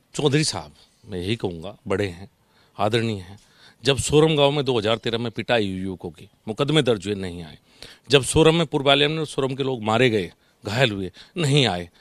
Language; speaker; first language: Hindi; native; Hindi